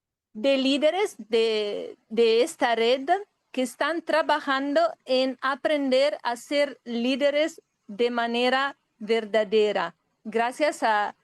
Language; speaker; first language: Spanish; non-native, fluent; Italian